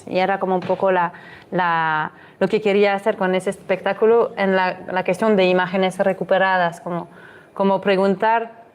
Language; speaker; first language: Spanish; non-native, fluent; French